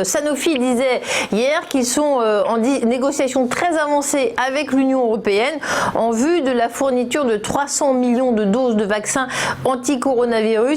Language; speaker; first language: French; native; French